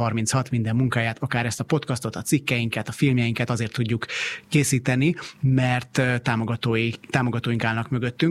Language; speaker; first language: Hungarian; native; Hungarian